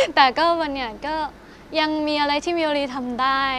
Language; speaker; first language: Thai; non-native, fluent; Japanese